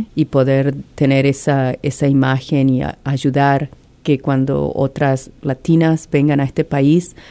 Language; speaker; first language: Spanish; native; Spanish